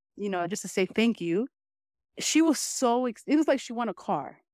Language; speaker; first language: English; early bilingual, other home language; Spanish